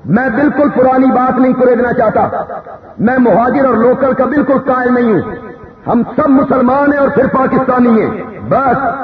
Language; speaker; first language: Urdu; non-native, local second language; Punjabi